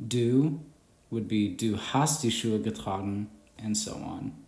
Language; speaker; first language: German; non-native, learner; English